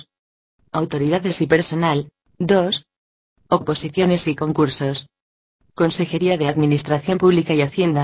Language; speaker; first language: Spanish; native; Spanish